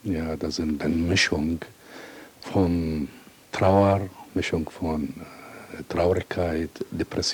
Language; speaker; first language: German; non-native, fluent; Arabic